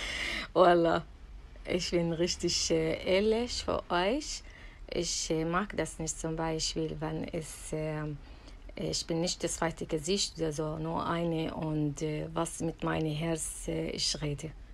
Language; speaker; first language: German; non-native, learner; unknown